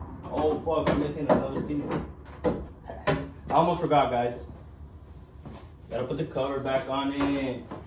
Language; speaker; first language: English; early bilingual, other home language; Spanish